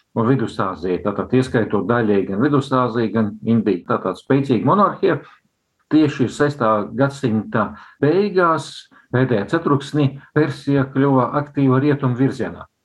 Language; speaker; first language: Latvian; non-native, local second language; Russian